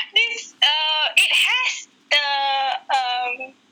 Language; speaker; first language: English; non-native, local second language; Malay